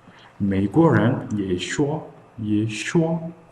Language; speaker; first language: Chinese; non-native, learner; Mongolian